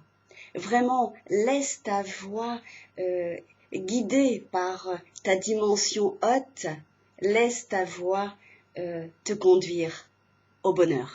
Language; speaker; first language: French; native; French